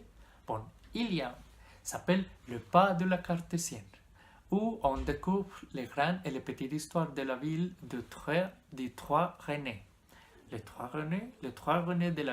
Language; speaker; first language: French; non-native, learner; Spanish